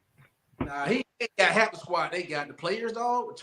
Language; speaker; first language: English; native; English